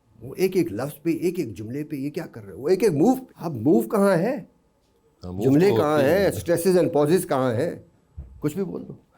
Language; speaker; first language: Urdu; non-native, local second language; Baluchi